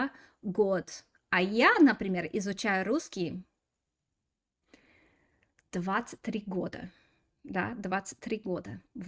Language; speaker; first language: Russian; non-native, fluent; English